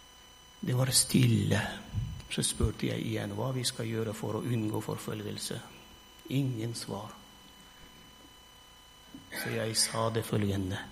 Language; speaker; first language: Norwegian; non-native, fluent; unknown